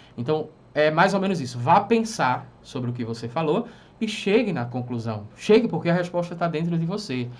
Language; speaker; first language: Portuguese; native; Portuguese